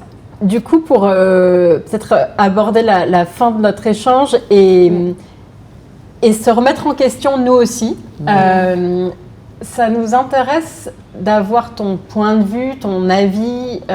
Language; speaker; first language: French; native; French